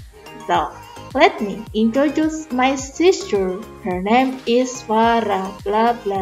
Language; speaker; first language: English; non-native, fluent; Indonesian